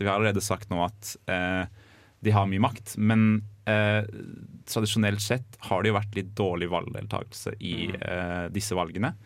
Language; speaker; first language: Norwegian; native; Norwegian